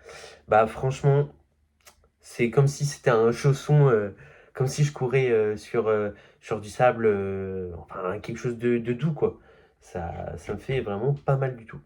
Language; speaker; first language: French; native; French